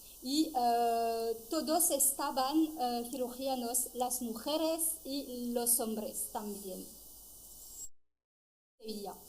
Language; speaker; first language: Spanish; non-native, fluent; French